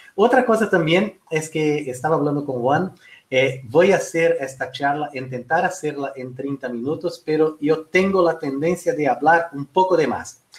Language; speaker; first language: Spanish; non-native, fluent; Portuguese